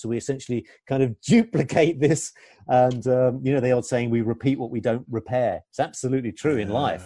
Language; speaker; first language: English; native; English